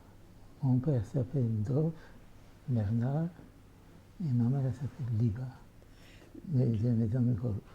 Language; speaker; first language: French; non-native, fluent; Yiddish